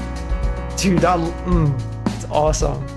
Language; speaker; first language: English; native; English